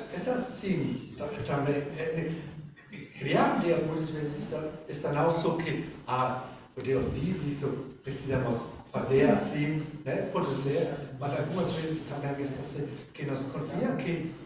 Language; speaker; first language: Portuguese; non-native, learner; German